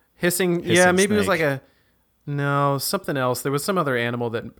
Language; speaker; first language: English; native; English